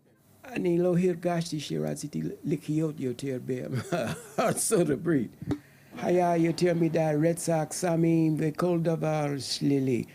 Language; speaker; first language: Hebrew; non-native, learner; English